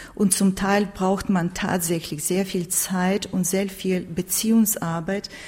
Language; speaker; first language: German; non-native, fluent; Turkish